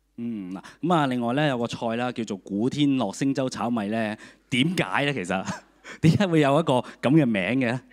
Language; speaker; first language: Cantonese; native; Cantonese